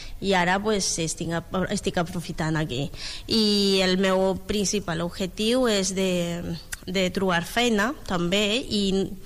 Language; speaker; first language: Catalan; non-native, learner; Spanish